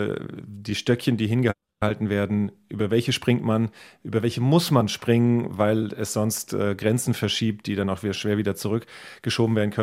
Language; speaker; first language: German; native; German